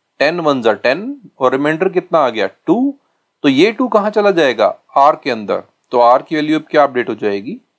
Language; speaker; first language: Hindi; native; Hindi